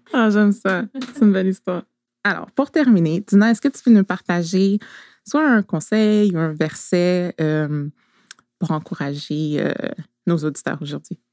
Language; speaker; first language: French; native; French